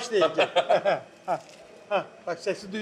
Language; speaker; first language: Turkish; native; Turkish